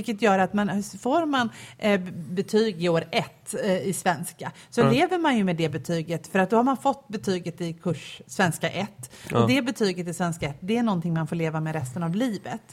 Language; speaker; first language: Swedish; native; Swedish